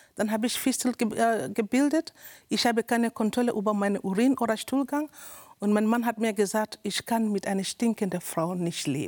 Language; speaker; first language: German; non-native, learner; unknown